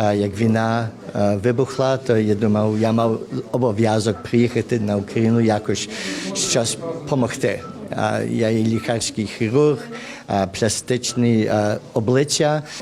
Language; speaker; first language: Ukrainian; early bilingual, heritage; Ukrainian